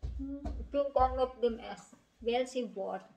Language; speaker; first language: German; non-native, learner; Filipino